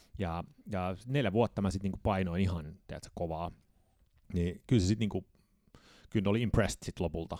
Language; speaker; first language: Finnish; early bilingual, heritage; Finnish